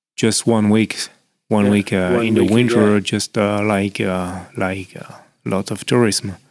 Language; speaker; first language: English; non-native, learner; French